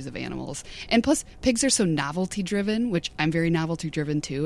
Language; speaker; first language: English; native; English